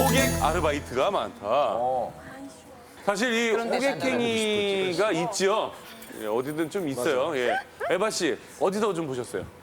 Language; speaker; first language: Korean; native; Korean